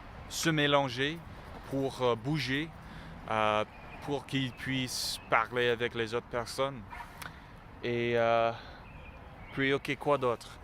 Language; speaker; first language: French; non-native, learner; English